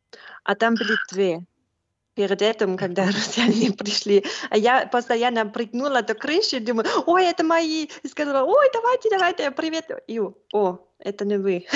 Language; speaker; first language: Russian; non-native, learner; German